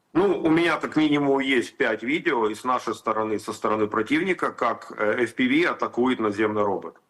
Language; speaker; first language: Russian; native; Russian